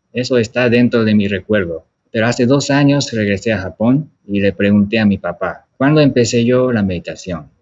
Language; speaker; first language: Spanish; non-native, fluent; Japanese